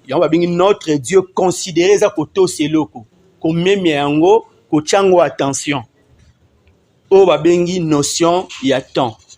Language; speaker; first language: Lingala; non-native, local second language; Kongo